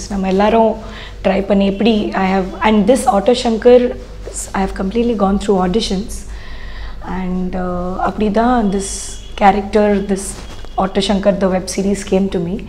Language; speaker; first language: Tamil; non-native, fluent; Odia